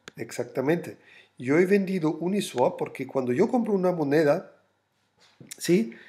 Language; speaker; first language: Spanish; non-native, fluent; German